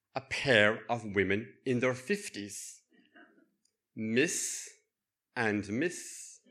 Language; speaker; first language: English; native; English